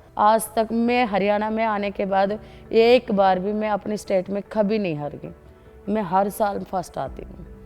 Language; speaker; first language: Hindi; non-native, local second language; Telugu